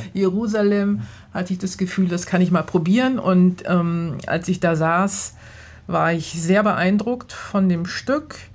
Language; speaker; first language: German; native; German